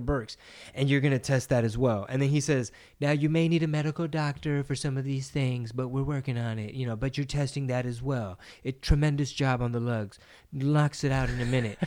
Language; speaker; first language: English; early bilingual, other home language; Spanish